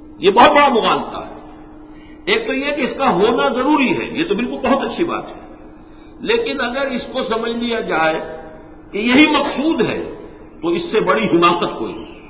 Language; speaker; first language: Urdu; native; Urdu